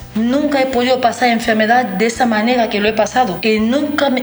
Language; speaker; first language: Spanish; non-native, fluent; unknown